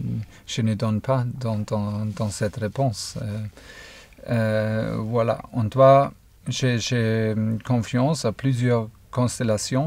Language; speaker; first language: French; non-native, fluent; German